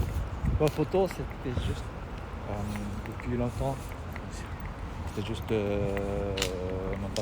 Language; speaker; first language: French; non-native, learner; Japanese